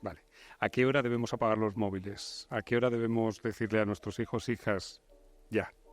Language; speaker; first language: Spanish; native; Spanish